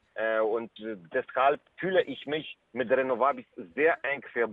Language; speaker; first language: German; non-native, fluent; Polish